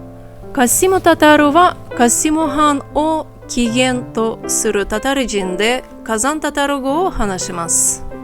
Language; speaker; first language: Japanese; non-native, fluent; Tatar